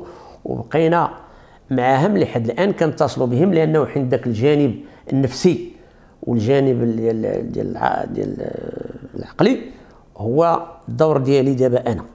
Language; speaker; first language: Arabic; native; Arabic